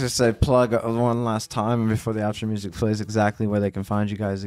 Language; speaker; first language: English; native; English